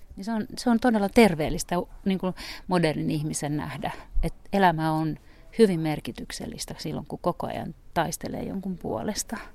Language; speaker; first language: Finnish; native; Finnish